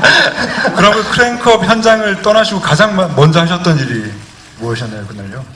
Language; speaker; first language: Korean; native; Korean